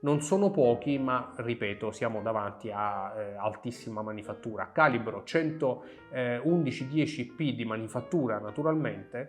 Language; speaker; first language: Italian; native; Italian